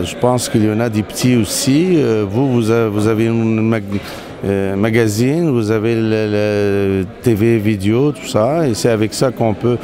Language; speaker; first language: French; non-native, local second language; Arabic